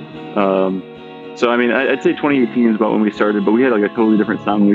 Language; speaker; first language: English; native; English